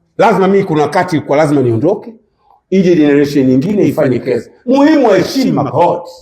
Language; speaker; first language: Swahili; native; Swahili